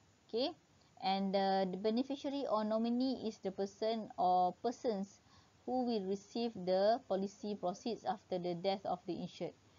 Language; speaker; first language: English; non-native, local second language; Malay